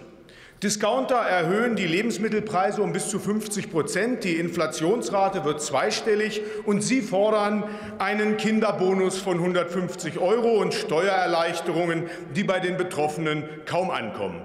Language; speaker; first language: German; native; German